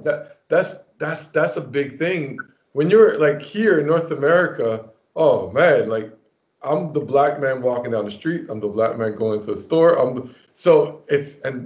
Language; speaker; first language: English; native; English